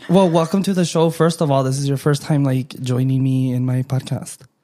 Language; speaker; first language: English; early bilingual, other home language; Spanish